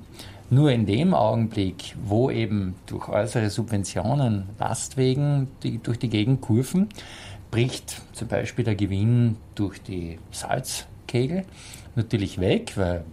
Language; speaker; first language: German; native; German